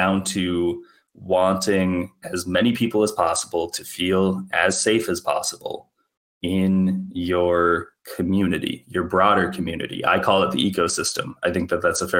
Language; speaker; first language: English; native; English